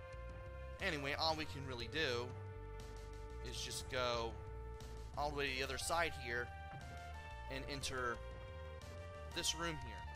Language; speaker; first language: English; native; English